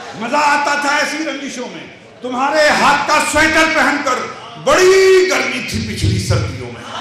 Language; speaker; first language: Urdu; native; Urdu